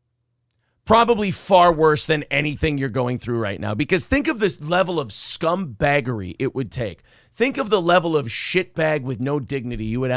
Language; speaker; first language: English; native; English